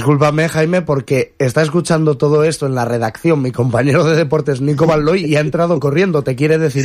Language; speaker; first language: Spanish; native; Spanish